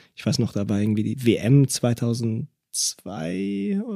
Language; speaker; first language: German; early bilingual, other home language; Hebrew